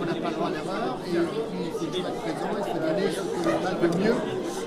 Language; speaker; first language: French; native; French